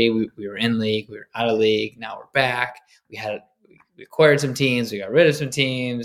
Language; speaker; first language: English; native; English